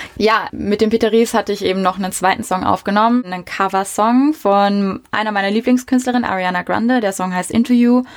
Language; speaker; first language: German; native; German